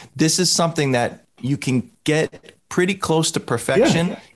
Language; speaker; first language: English; native; English